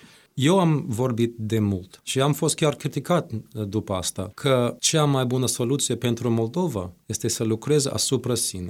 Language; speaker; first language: Romanian; non-native, fluent; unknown